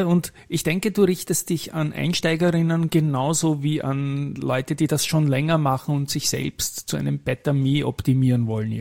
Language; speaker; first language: German; native; German